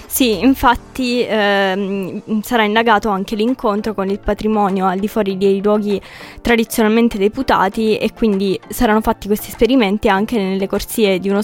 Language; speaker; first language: Italian; native; Italian